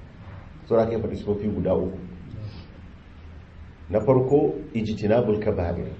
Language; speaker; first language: Arabic; non-native, fluent; Hausa